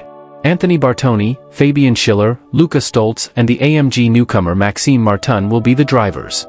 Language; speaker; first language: English; non-native, fluent; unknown